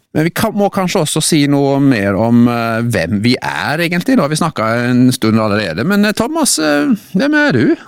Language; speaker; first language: Norwegian; native; Norwegian